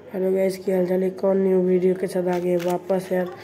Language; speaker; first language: Hindi; non-native, local second language; Bangla